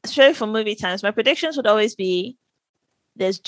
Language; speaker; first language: English; non-native, local second language; Yoruba